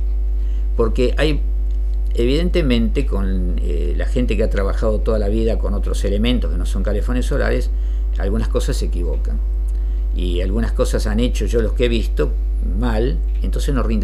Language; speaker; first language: Spanish; native; Spanish